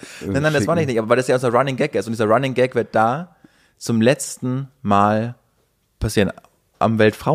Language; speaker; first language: German; native; German